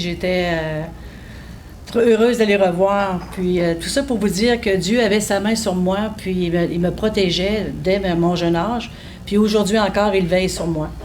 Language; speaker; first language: French; native; French